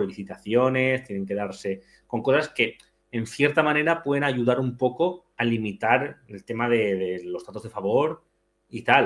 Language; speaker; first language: Spanish; native; Spanish